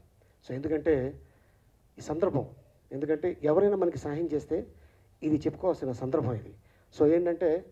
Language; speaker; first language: Telugu; native; Telugu